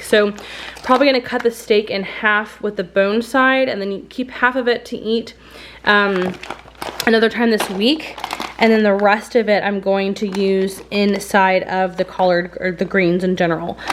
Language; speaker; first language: English; native; English